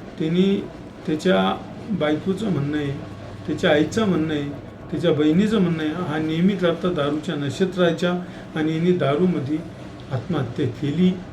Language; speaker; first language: Marathi; native; Marathi